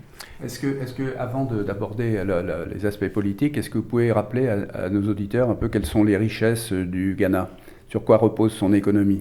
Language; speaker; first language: French; native; French